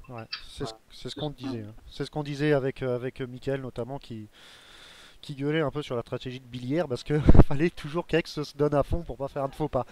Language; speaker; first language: French; native; French